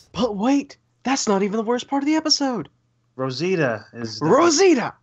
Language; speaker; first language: English; native; English